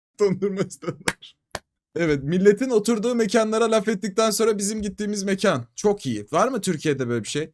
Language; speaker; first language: Turkish; native; Turkish